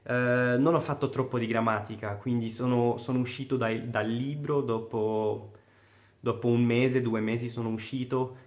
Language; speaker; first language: Italian; non-native, fluent; Arabic